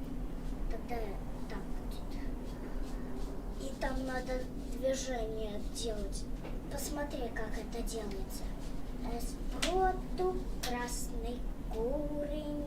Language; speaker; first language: Russian; early bilingual, other home language; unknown